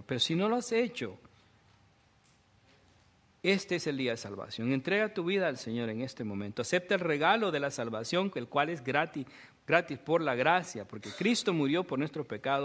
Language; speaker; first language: Spanish; native; Spanish